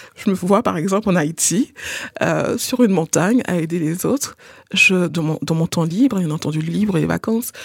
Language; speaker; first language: French; non-native, local second language; Haitian Creole